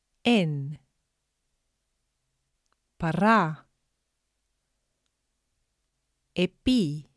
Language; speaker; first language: Greek; non-native, fluent; English